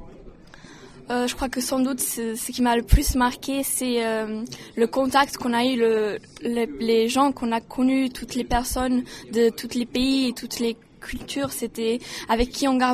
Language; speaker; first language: French; non-native, fluent; Portuguese